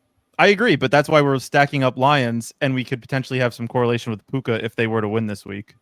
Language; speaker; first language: English; native; English